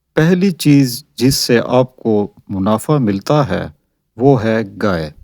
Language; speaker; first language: Urdu; non-native, local second language; Saraiki